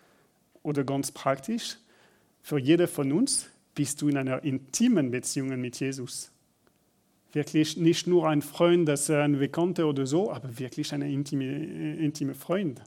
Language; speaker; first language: German; non-native, learner; French